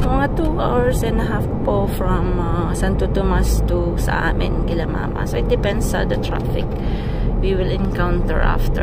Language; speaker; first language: Filipino; native; Filipino